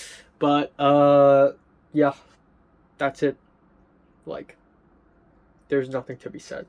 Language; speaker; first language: English; non-native, local second language; Cantonese